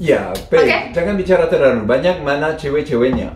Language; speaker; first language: Indonesian; non-native, fluent; French